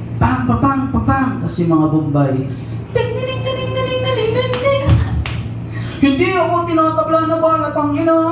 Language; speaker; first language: Filipino; non-native, local second language; Cebuano